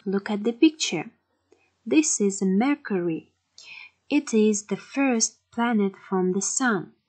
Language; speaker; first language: English; non-native, learner; Kazakh